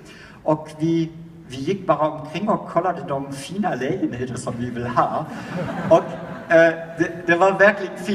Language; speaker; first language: Swedish; non-native, fluent; German